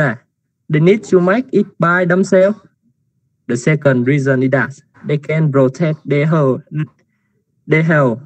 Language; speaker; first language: English; non-native, learner; Vietnamese